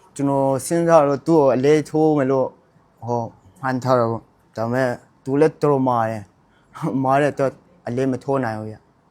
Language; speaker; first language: Burmese; non-native, local second language; Hakha Chin